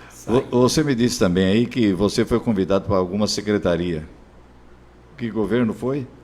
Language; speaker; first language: Portuguese; native; Portuguese